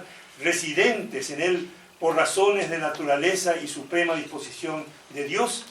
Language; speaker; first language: Spanish; native; Spanish